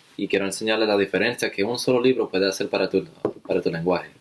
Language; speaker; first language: Spanish; early bilingual, heritage; Spanish